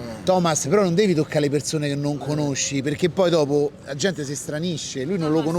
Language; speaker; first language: Italian; native; Italian